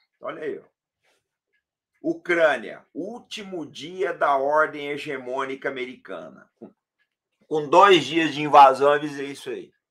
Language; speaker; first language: Portuguese; native; Portuguese